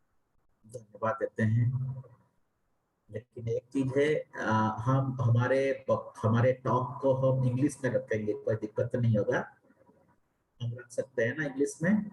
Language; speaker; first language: Hindi; non-native, local second language; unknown